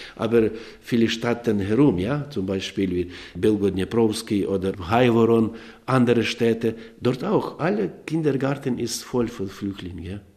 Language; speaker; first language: German; non-native, learner; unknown